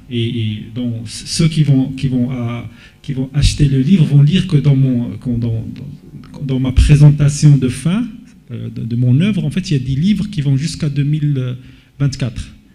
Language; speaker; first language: French; non-native, local second language; Arabic